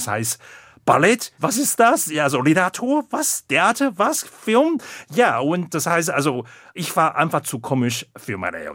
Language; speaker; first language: German; non-native, fluent; Chinese